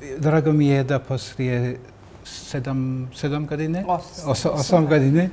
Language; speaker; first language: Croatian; non-native, learner; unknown